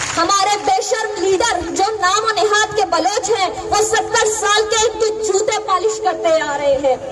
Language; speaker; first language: Urdu; non-native, local second language; Baluchi